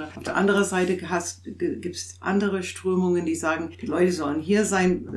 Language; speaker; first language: German; non-native, fluent; English